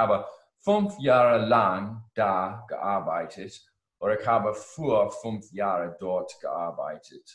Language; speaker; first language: German; non-native, learner; English